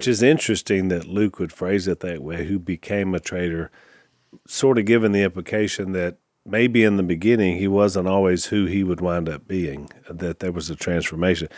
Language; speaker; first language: English; native; English